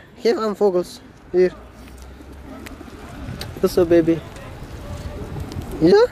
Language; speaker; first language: Dutch; non-native, learner; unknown